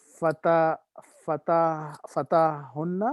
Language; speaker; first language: Arabic; non-native, learner; Urdu